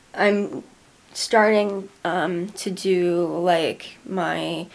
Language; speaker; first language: English; native; English